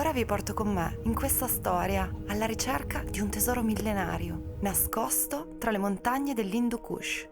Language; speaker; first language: Italian; native; Italian